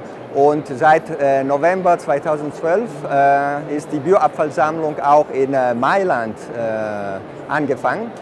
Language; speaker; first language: German; non-native, fluent; Italian